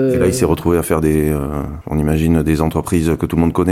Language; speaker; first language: French; native; French